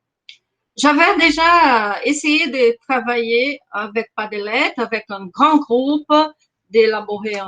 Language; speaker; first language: French; non-native, fluent; Portuguese